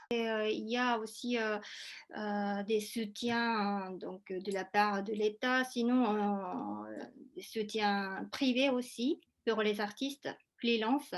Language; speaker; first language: French; non-native, fluent; Japanese